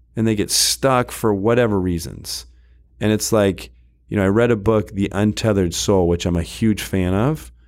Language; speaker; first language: English; native; English